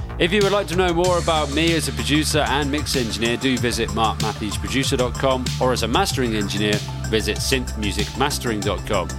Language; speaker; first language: English; native; English